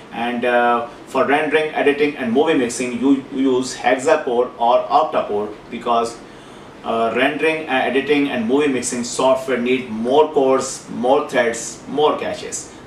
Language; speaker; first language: English; non-native, local second language; Urdu